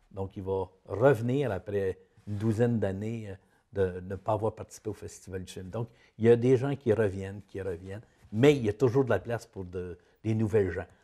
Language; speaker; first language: French; native; French